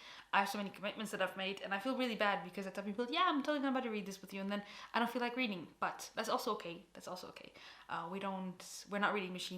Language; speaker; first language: English; non-native, fluent; Portuguese